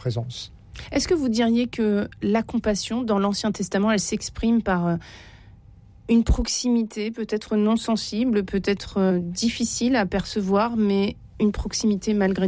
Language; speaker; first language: French; native; French